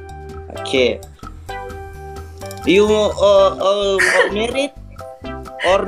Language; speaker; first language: English; non-native, learner; Indonesian